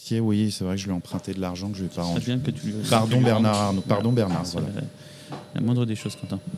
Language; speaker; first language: French; native; French